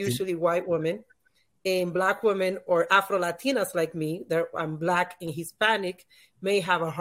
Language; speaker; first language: English; non-native, fluent; Spanish